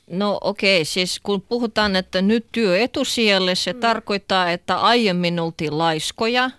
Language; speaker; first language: Finnish; non-native, fluent; Russian